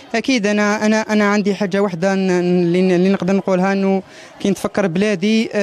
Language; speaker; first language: Arabic; native; Arabic